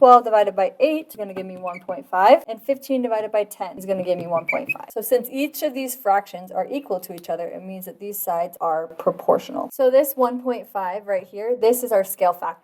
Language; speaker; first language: English; native; English